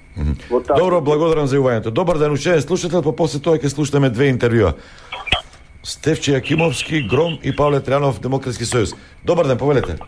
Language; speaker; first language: Macedonian; native; Macedonian